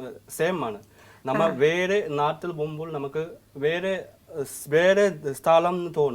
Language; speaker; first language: Malayalam; non-native, learner; Assamese